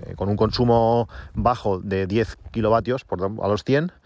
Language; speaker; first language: Spanish; native; Spanish